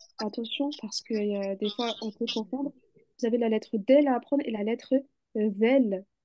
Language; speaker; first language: French; native; French